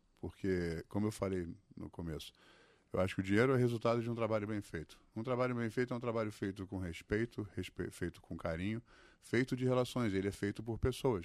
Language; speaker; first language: Portuguese; early bilingual, other home language; English